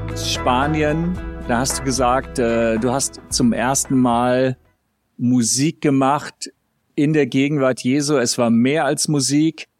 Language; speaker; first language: German; native; German